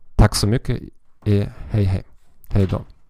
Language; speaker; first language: Swedish; non-native, learner; German